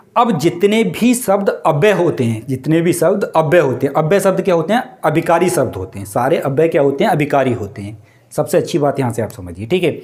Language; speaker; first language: Hindi; native; Hindi